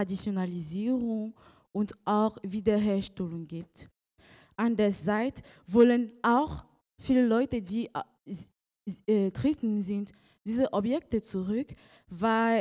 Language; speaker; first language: German; non-native, learner; French